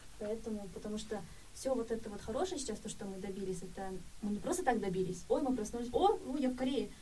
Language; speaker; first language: Russian; non-native, fluent; Korean